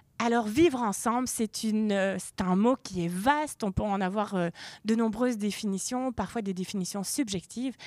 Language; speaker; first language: French; native; French